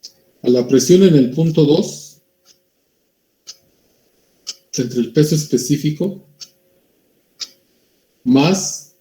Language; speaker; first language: Spanish; native; Spanish